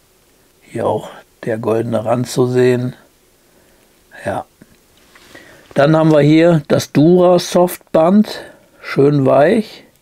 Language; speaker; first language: German; native; German